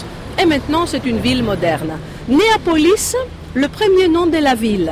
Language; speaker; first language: French; non-native, fluent; Greek